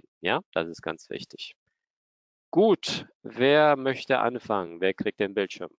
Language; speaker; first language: German; native; German